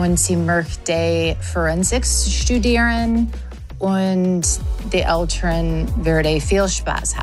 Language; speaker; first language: German; non-native, learner; English